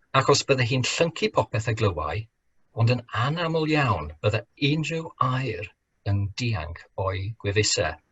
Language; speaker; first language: Welsh; non-native, fluent; English